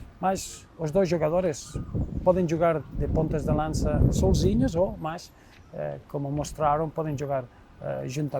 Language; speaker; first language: Portuguese; non-native, fluent; Spanish